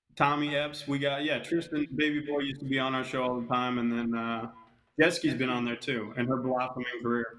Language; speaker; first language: English; native; English